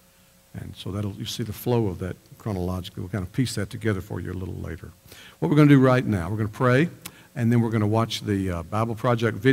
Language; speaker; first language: English; native; English